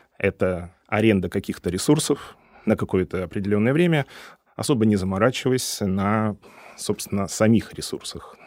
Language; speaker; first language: Russian; native; Russian